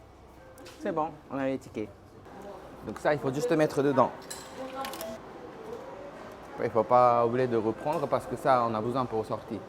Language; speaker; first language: French; non-native, fluent; Japanese